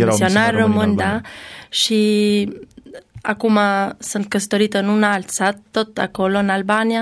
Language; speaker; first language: Romanian; non-native, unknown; Albanian